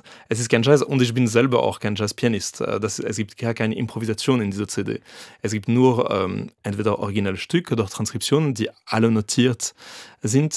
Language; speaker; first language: German; non-native, fluent; French